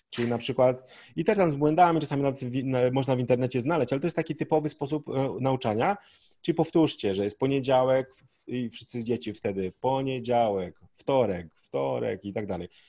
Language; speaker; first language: Polish; native; Polish